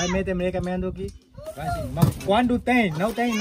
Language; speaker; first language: Portuguese; non-native, learner; Vietnamese